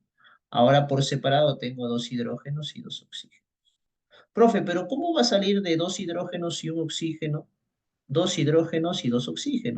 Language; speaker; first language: Spanish; native; Spanish